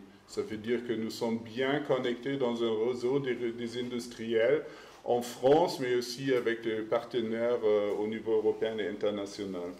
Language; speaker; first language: French; non-native, fluent; German